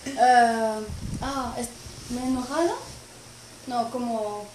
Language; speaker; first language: Spanish; non-native, fluent; French